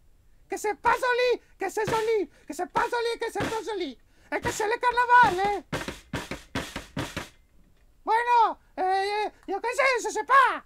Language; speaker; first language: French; non-native, learner; Spanish